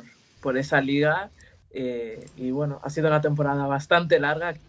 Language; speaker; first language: Spanish; early bilingual, other home language; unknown